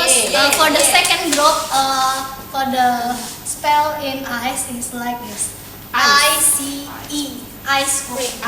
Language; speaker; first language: English; non-native, learner; Indonesian